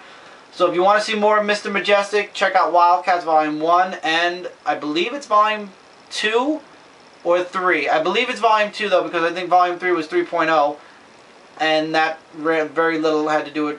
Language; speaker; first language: English; native; English